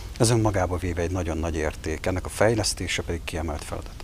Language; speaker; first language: Hungarian; native; Hungarian